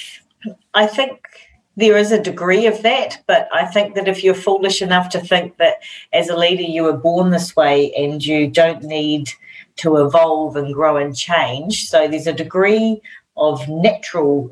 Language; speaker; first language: English; native; English